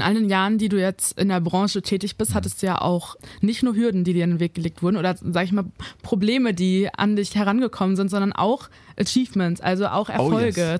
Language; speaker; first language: German; native; German